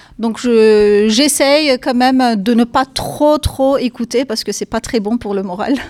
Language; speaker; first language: French; non-native, fluent; Kurdish